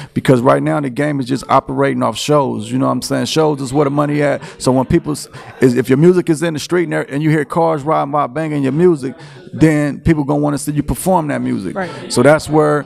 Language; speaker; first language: English; native; English